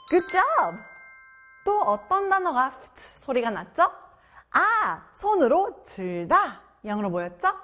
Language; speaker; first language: Korean; native; Korean